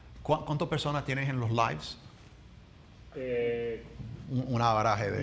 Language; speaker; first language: Spanish; early bilingual, heritage; English